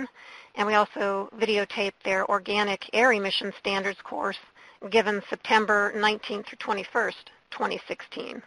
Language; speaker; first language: English; native; English